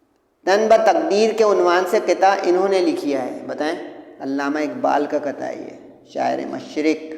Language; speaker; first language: Urdu; native; Urdu